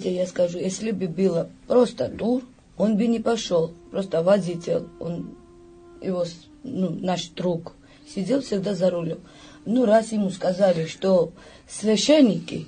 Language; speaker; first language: Russian; non-native, fluent; Georgian